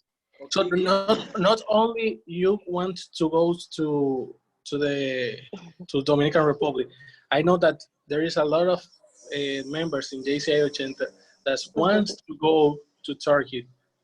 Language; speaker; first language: English; non-native, learner; Spanish